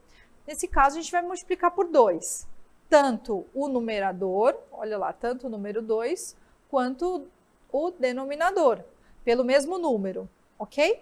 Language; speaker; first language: Portuguese; native; Portuguese